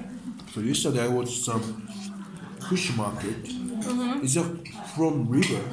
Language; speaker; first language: English; non-native, learner; Japanese